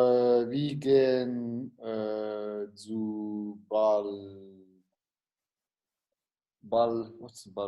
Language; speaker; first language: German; non-native, learner; English